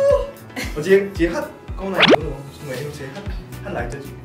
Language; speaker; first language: Vietnamese; non-native, fluent; Korean